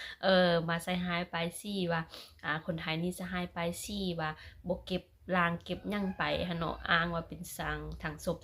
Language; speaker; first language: Thai; non-native, local second language; Lao